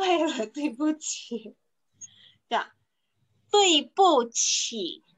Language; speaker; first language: Chinese; non-native, fluent; Indonesian